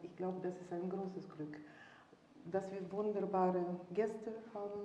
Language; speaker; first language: German; non-native, fluent; Russian